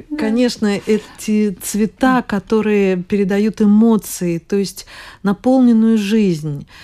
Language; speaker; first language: Russian; native; Russian